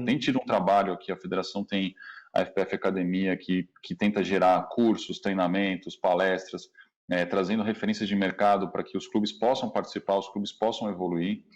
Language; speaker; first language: Portuguese; native; Portuguese